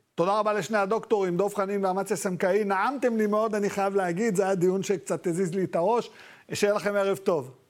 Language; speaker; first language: Hebrew; native; Hebrew